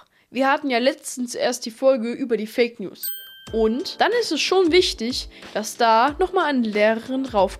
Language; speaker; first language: German; native; German